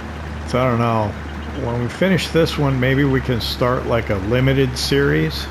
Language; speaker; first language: English; native; English